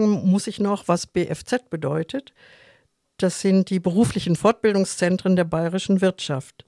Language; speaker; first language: German; native; German